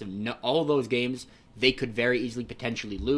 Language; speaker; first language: English; native; English